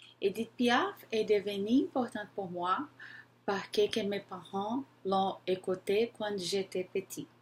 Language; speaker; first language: French; non-native, learner; Portuguese